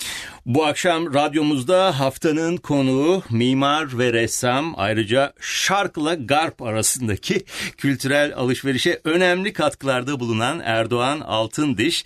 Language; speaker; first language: Turkish; native; Turkish